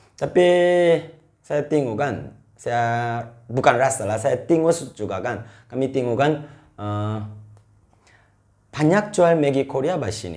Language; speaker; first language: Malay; non-native, fluent; Korean